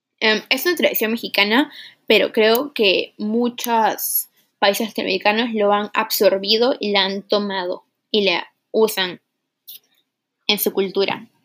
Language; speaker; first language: Spanish; early bilingual, heritage; Spanish